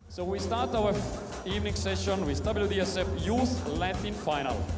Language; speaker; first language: English; non-native, fluent; Estonian